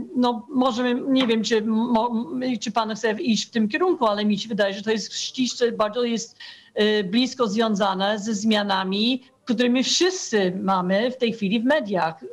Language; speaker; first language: Polish; non-native, fluent; English